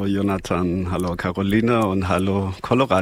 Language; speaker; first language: German; non-native, fluent; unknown